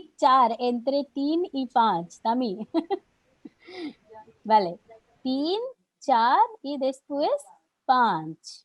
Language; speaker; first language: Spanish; non-native, learner; Hindi